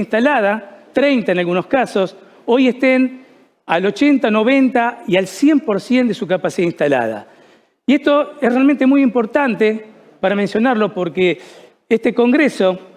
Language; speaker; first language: Spanish; native; Spanish